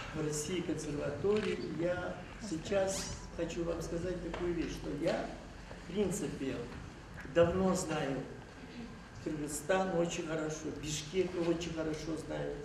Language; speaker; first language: Russian; non-native, local second language; Kazakh